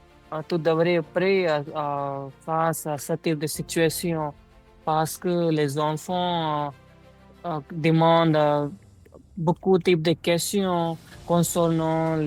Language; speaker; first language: French; non-native, learner; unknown